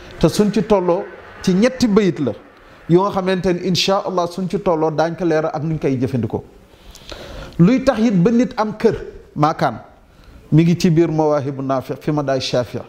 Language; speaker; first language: Wolof; native; Wolof